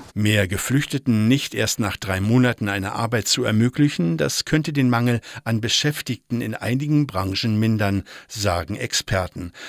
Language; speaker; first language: German; native; German